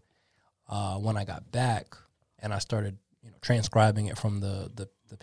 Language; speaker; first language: English; native; English